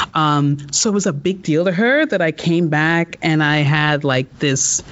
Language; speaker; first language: English; native; English